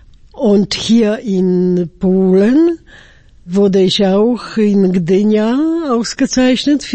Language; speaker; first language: German; non-native, fluent; Polish